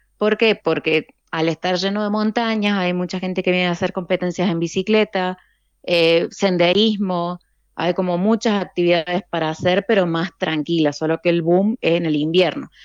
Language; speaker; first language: Spanish; native; Spanish